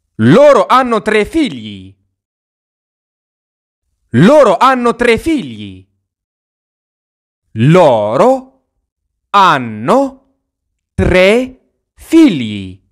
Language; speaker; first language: Italian; non-native, learner; Arabic